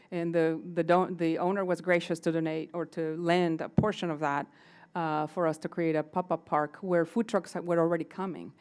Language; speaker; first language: English; non-native, fluent; Spanish